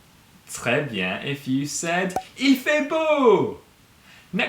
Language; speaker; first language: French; non-native, fluent; English